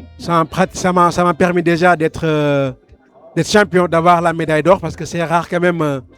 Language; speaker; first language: French; non-native, local second language; Wolof